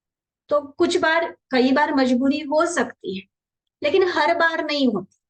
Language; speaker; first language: Hindi; native; Hindi